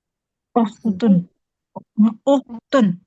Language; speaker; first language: Arabic; non-native, learner; Indonesian